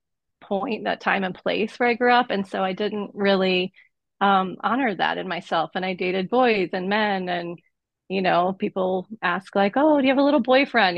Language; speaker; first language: English; native; English